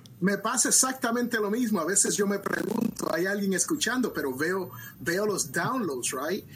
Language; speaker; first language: Spanish; early bilingual, other home language; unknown